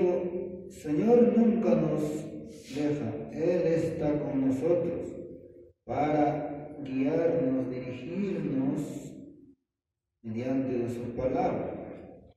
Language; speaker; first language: Spanish; non-native, fluent; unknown